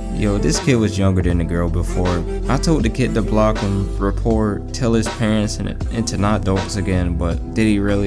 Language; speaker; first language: English; native; English